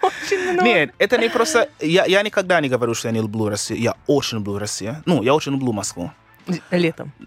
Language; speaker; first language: Russian; non-native, fluent; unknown